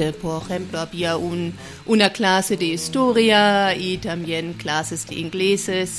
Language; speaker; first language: Spanish; non-native, fluent; German